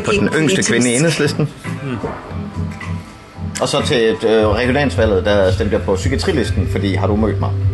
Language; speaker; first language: Danish; native; Danish